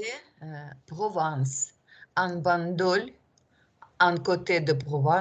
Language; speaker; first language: French; non-native, learner; Russian